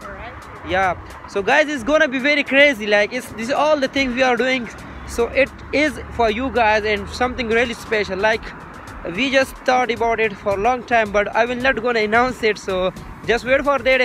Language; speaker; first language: English; non-native, local second language; Urdu